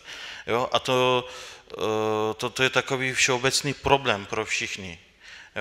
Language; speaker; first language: Czech; non-native, fluent; Turkish